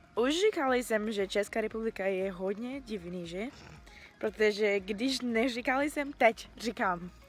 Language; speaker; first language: Czech; non-native, learner; Portuguese